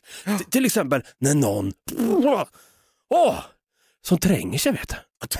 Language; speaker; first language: Swedish; native; Swedish